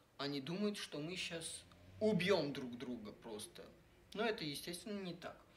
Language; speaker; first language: Russian; non-native, local second language; Armenian